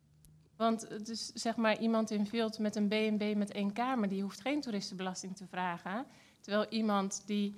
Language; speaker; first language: Dutch; native; Dutch